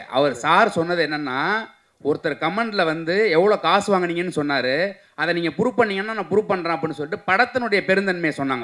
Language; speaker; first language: Tamil; native; Tamil